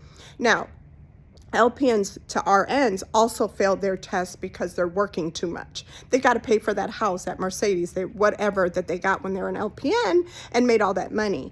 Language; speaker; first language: English; native; English